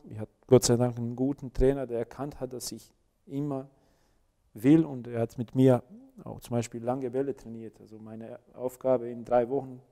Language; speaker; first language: German; non-native, fluent; Bosnian